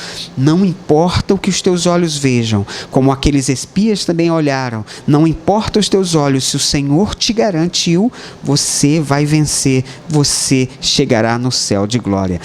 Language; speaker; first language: Portuguese; native; Portuguese